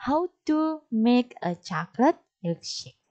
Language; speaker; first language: English; non-native, fluent; Indonesian